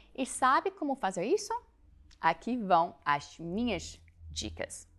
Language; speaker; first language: Portuguese; non-native, fluent; English